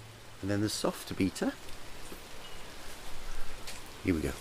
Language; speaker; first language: English; native; English